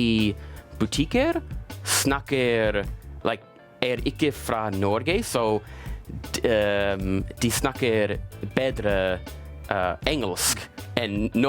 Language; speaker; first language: Norwegian; non-native, learner; English